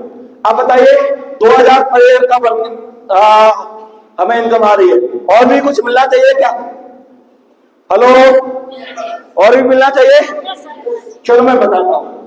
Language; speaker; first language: Hindi; native; Hindi